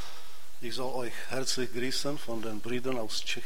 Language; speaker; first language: German; non-native, fluent; Czech